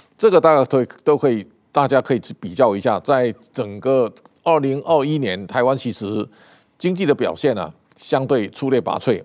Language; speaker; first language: Chinese; native; Chinese